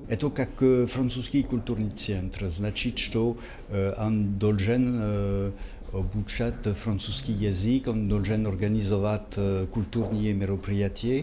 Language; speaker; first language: Russian; non-native, fluent; French